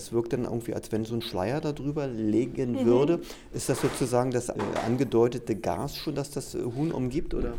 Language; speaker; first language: German; native; German